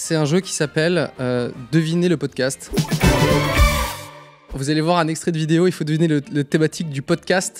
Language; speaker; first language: French; native; French